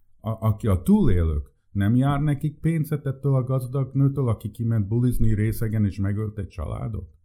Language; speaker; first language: Hungarian; early bilingual, heritage; Hungarian